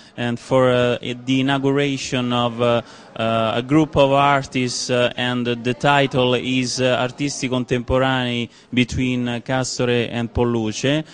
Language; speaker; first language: English; non-native, fluent; Italian